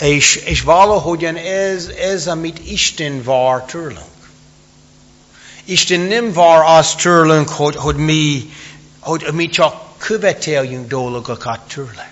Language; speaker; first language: Hungarian; non-native, fluent; English